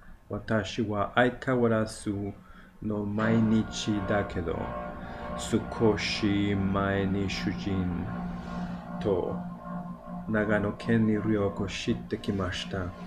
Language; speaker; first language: Japanese; non-native, learner; Spanish